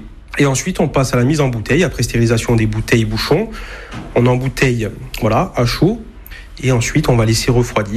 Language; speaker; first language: French; native; French